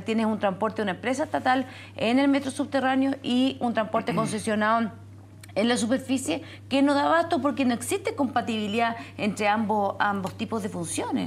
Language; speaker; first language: Spanish; native; Spanish